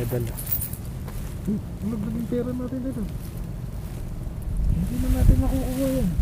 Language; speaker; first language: Filipino; native; Filipino